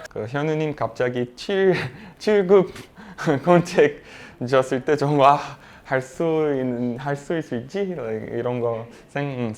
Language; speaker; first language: Korean; non-native, learner; Portuguese